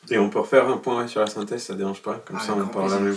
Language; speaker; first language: French; native; French